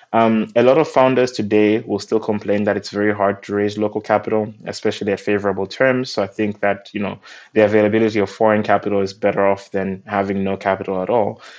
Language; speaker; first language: English; non-native, local second language; Nyanja